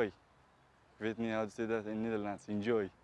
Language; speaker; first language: Dutch; non-native, learner; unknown